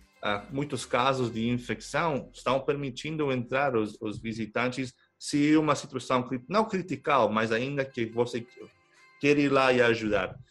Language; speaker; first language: Portuguese; non-native, fluent; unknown